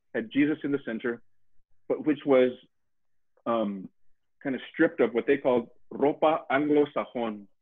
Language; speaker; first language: English; early bilingual, other home language; Spanish